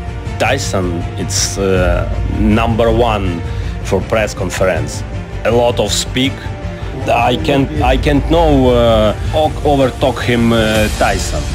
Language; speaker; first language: English; non-native, learner; Ukrainian